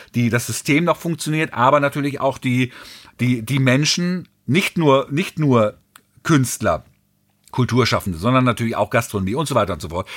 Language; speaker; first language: German; native; German